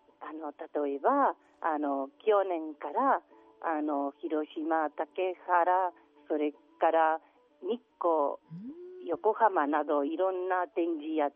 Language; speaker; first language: Japanese; non-native, learner; Catalan